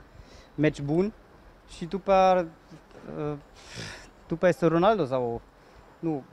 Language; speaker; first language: Romanian; non-native, learner; German